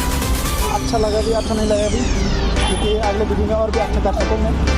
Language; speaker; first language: Hindi; non-native, local second language; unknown